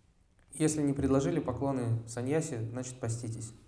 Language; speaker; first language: Russian; native; Russian